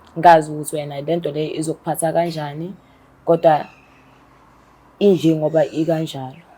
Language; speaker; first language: Zulu; non-native, local second language; Southern Sotho